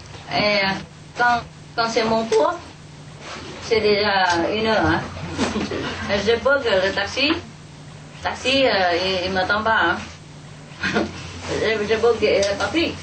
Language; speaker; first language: French; non-native, learner; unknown